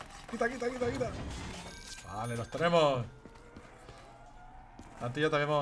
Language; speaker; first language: Spanish; native; Spanish